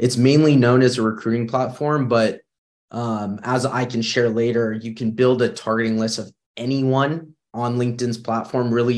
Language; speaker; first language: English; native; English